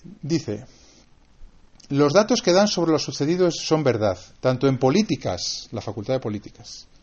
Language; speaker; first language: Spanish; native; Spanish